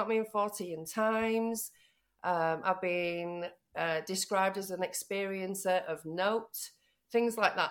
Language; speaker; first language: English; native; English